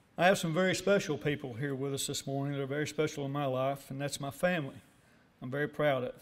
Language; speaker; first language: English; native; English